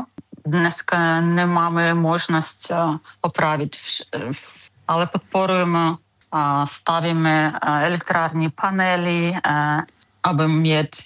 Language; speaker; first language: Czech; non-native, learner; Ukrainian